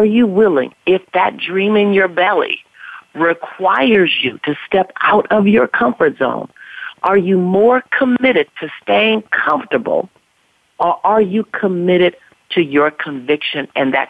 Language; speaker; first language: English; native; English